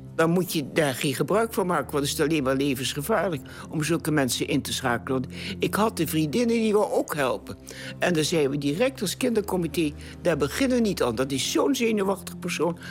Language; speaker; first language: Dutch; native; Dutch